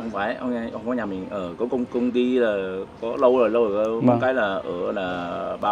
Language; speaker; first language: Vietnamese; non-native, learner; Chinese